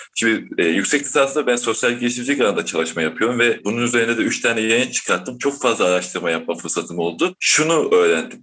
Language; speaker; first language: Turkish; native; Turkish